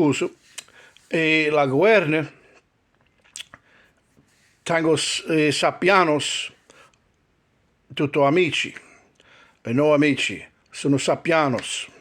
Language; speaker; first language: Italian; early bilingual, heritage; English